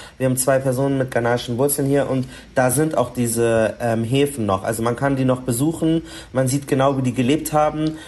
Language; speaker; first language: German; early bilingual, other home language; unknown